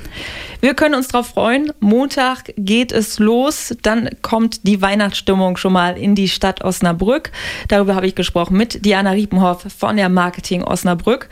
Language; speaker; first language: German; native; German